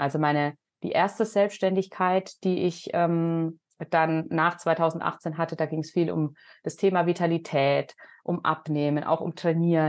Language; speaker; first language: German; native; German